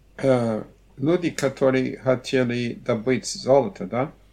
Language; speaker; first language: Russian; non-native, learner; English